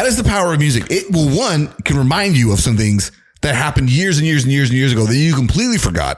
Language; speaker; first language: English; native; English